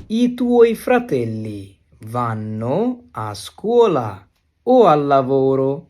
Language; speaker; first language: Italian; non-native, fluent; Bangla